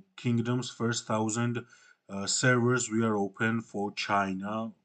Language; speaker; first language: English; non-native, fluent; Georgian